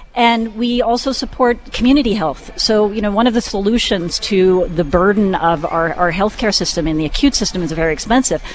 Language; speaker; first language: English; native; English